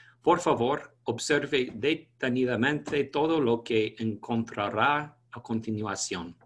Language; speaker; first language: Spanish; non-native, fluent; English